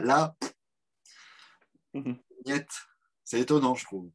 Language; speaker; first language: French; native; French